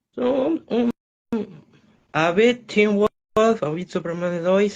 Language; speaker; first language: English; non-native, learner; Spanish